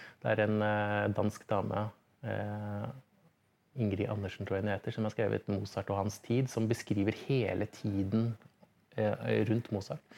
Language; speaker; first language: Norwegian; native; Norwegian